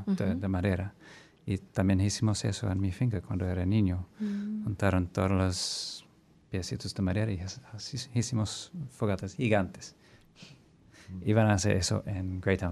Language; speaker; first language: Spanish; non-native, fluent; English